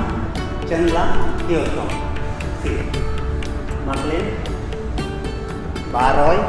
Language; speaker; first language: Vietnamese; non-native, learner; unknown